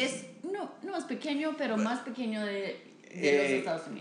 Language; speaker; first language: Spanish; non-native, fluent; English